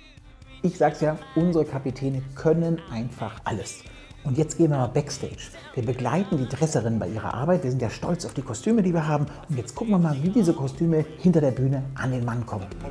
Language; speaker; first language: German; native; German